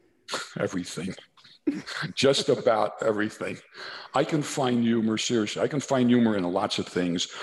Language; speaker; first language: English; native; English